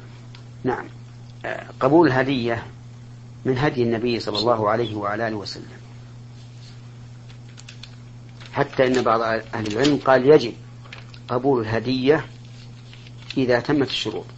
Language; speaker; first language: Arabic; native; Arabic